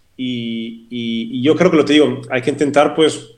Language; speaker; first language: Spanish; non-native, fluent; French